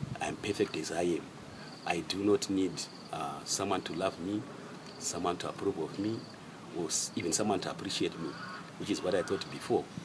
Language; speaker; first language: English; non-native, local second language; Shona